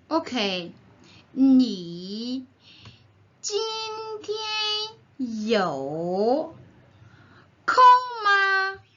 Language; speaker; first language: Chinese; non-native, learner; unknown